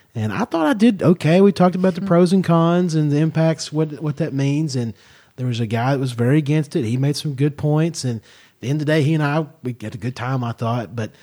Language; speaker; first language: English; native; English